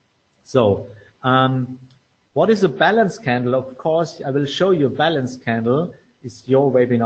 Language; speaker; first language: English; non-native, fluent; German